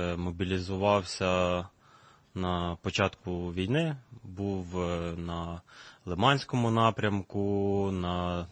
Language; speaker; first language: Ukrainian; native; Ukrainian